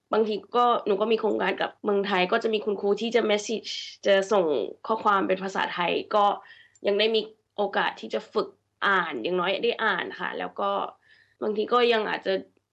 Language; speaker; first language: Thai; early bilingual, heritage; Thai